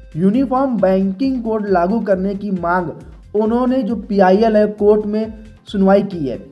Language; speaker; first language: Hindi; native; Hindi